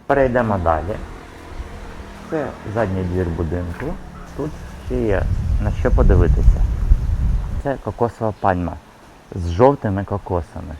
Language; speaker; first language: Ukrainian; native; Ukrainian